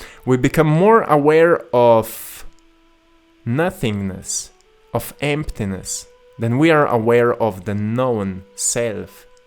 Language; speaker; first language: English; non-native, fluent; Slovenian